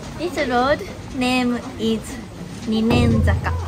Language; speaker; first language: English; non-native, learner; Japanese